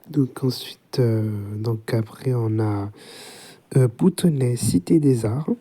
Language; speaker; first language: French; native; French